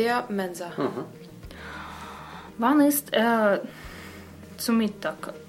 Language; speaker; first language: German; non-native, learner; Russian